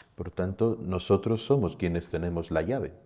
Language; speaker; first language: Spanish; native; Spanish